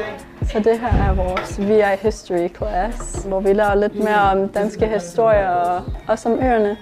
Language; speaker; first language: Danish; early bilingual, heritage; Danish